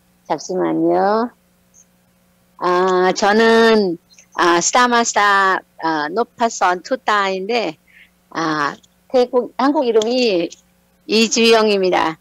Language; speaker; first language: Korean; non-native, learner; Thai